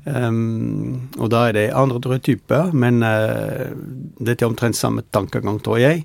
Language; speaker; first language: Norwegian; non-native, fluent; French